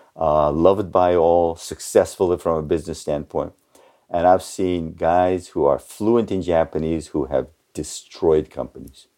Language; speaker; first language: English; early bilingual, other home language; Japanese